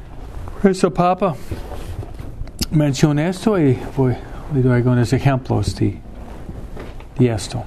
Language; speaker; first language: Spanish; non-native, fluent; English